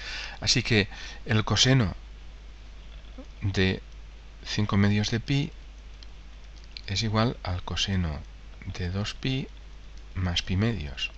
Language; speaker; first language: Spanish; native; Spanish